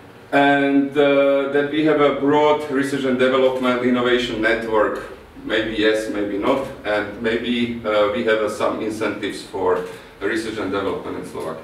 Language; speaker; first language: English; non-native, fluent; Slovak